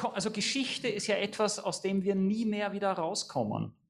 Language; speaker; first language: German; native; German